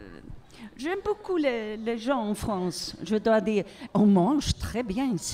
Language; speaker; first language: French; non-native, learner; Swedish